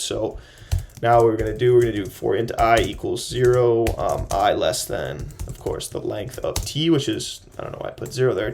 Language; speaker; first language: English; native; English